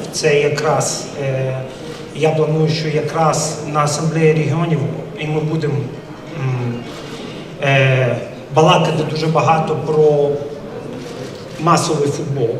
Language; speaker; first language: Ukrainian; non-native, local second language; Russian